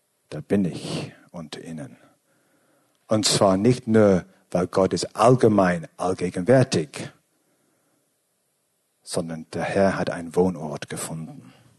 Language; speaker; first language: German; non-native, fluent; English